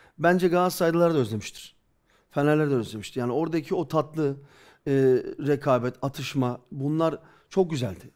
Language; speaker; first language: Turkish; early bilingual, heritage; Turkish